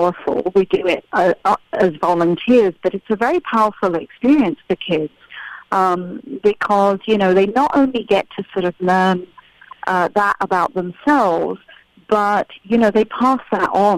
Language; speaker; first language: English; native; English